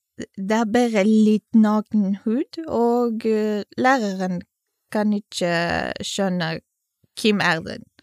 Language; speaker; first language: Norwegian; non-native, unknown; Kurdish